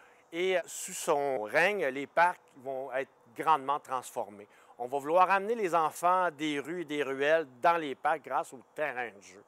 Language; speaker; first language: French; native; French